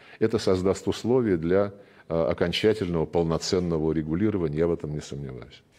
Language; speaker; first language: Russian; native; Russian